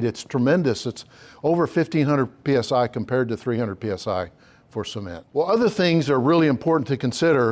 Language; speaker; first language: English; native; English